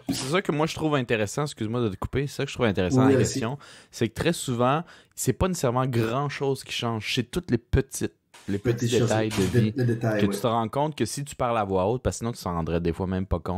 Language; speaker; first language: French; native; French